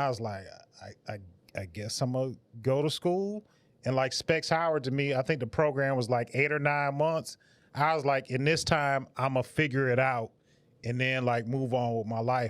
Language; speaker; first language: English; native; English